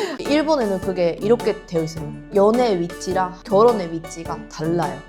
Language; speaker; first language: Korean; non-native, fluent; Japanese